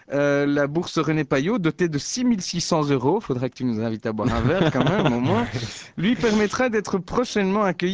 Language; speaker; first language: French; native; French